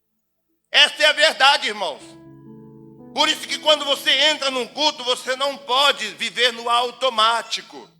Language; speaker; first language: Portuguese; native; Portuguese